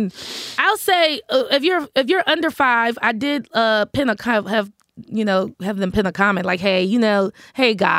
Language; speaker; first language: English; native; English